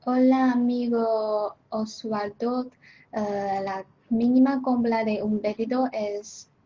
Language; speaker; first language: Spanish; non-native, learner; Chinese